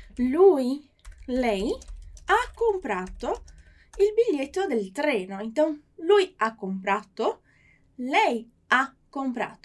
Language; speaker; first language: Italian; non-native, fluent; Portuguese